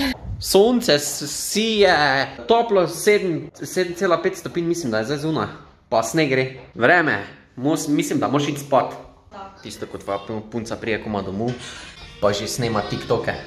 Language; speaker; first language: Slovenian; native; Slovenian